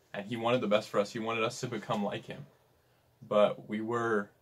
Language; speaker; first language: English; native; English